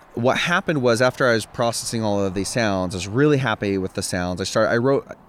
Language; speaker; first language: English; native; English